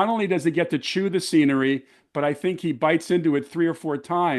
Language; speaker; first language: English; native; English